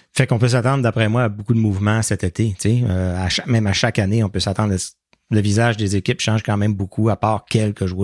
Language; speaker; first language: French; native; French